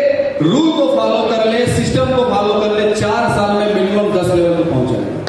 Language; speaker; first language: Hindi; native; Hindi